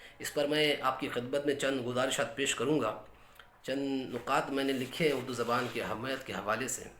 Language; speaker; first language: Urdu; native; Urdu